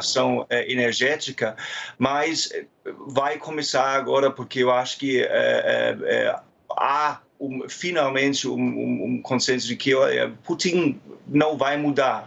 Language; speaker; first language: Portuguese; non-native, fluent; German